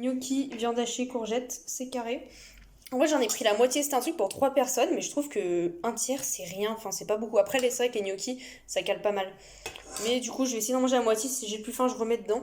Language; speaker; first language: French; native; French